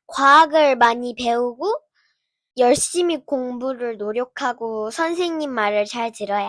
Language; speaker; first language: Korean; early bilingual, heritage; Korean